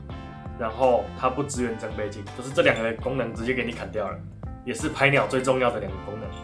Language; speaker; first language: Chinese; native; Chinese